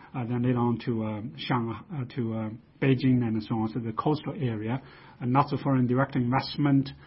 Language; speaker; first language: English; non-native, fluent; Chinese